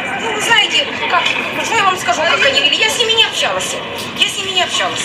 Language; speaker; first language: Russian; native; Russian